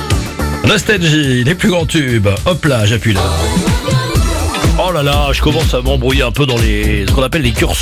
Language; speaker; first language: French; native; French